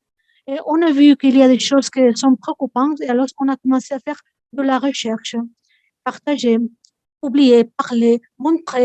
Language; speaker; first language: French; non-native, fluent; Spanish